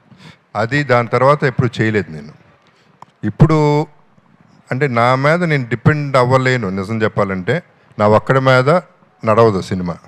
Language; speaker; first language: Telugu; native; Telugu